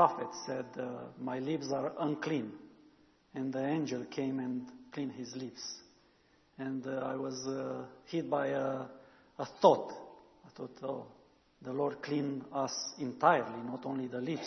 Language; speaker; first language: English; non-native, learner; Romanian